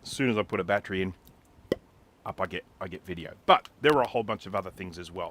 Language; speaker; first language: English; native; English